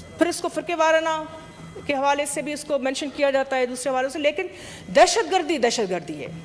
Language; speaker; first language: Urdu; non-native, local second language; Sindhi